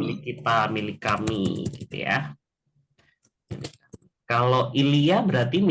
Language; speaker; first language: Indonesian; native; Indonesian